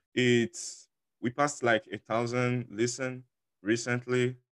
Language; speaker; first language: English; non-native, fluent; French